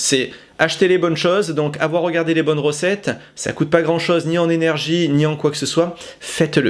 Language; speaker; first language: French; native; French